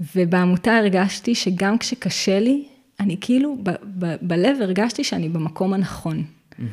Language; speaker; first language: Hebrew; native; Hebrew